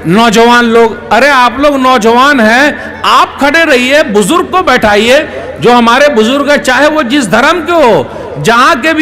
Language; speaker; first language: Hindi; native; Hindi